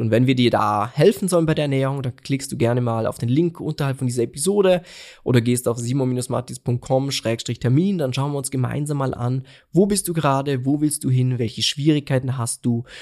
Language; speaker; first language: German; native; German